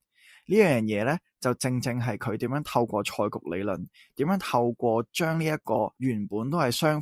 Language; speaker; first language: Cantonese; native; Cantonese